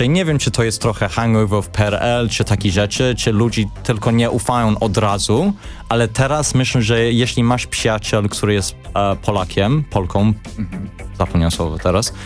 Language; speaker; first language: Polish; non-native, learner; English